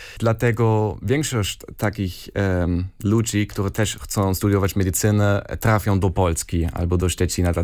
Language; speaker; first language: Polish; non-native, fluent; German